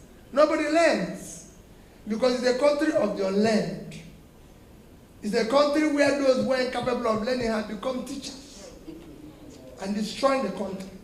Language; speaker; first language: English; non-native, local second language; Igbo